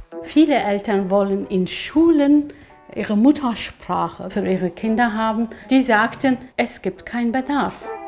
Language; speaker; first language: German; non-native, fluent; Kurdish